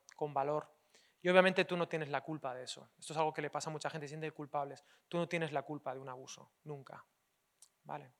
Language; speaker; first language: Spanish; native; Spanish